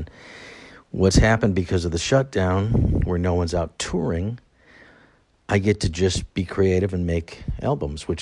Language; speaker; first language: English; native; English